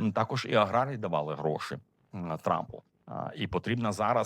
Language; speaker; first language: Ukrainian; non-native, fluent; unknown